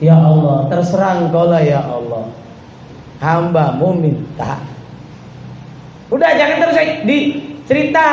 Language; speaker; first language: Indonesian; native; Indonesian